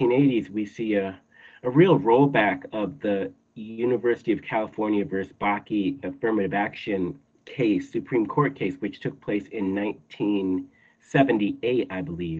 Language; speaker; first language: English; native; English